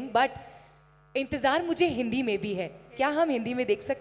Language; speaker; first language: Hindi; native; Hindi